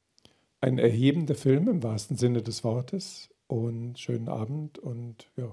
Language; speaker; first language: German; native; German